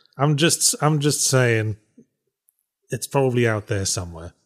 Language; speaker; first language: English; native; English